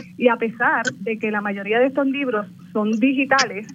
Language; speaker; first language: Spanish; native; Spanish